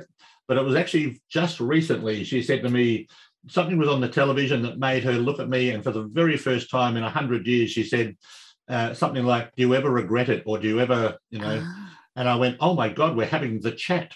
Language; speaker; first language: English; native; English